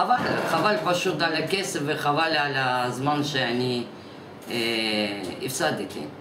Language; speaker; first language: Hebrew; non-native, fluent; Russian